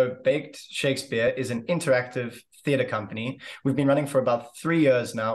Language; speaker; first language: English; native; English